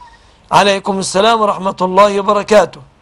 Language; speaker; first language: Arabic; native; Arabic